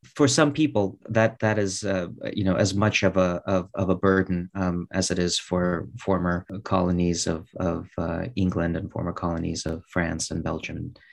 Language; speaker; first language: English; early bilingual, other home language; Russian